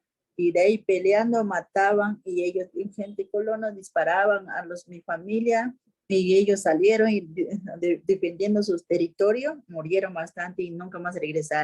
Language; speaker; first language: Spanish; non-native, local second language; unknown